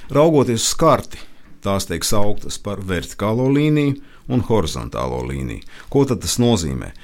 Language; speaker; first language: Latvian; native; Latvian